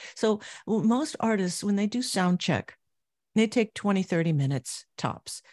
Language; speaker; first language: English; native; English